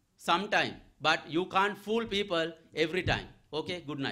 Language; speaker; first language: English; non-native, local second language; Sinhala